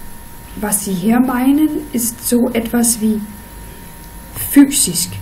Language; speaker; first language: German; non-native, fluent; Danish